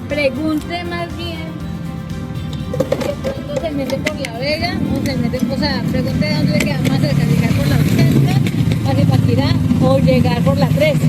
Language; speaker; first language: Spanish; native; Spanish